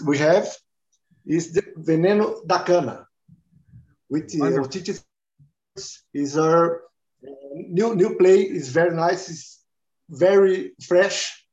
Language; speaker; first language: English; non-native, learner; Portuguese